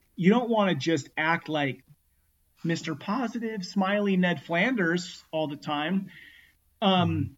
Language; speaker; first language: English; native; English